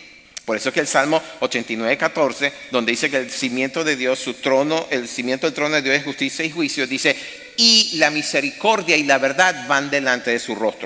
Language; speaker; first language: Spanish; native; Spanish